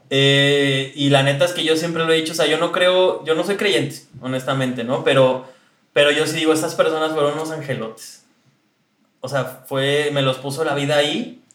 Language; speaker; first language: Spanish; native; Spanish